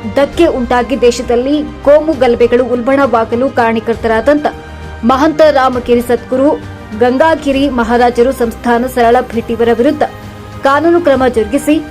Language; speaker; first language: Kannada; native; Kannada